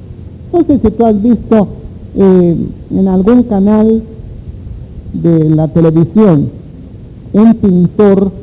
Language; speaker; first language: Spanish; native; Spanish